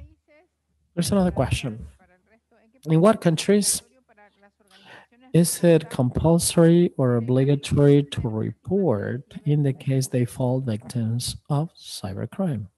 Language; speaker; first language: English; non-native, fluent; Spanish